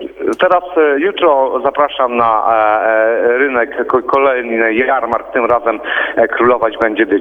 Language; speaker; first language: Polish; native; Polish